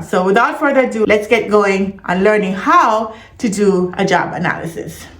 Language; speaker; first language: English; native; English